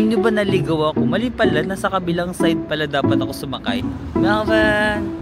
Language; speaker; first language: Filipino; native; Filipino